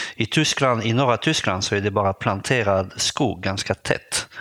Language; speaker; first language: Swedish; non-native, fluent; French